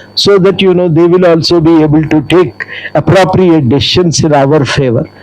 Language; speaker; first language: English; non-native, local second language; Telugu